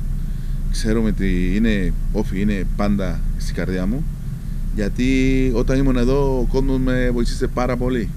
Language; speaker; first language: Greek; non-native, fluent; Spanish